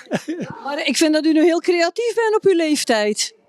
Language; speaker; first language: Dutch; native; Dutch